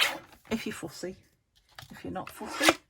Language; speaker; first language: English; native; English